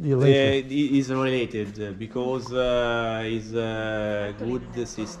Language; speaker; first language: English; non-native, learner; Italian